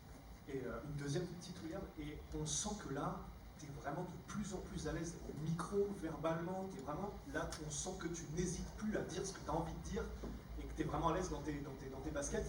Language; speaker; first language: French; native; French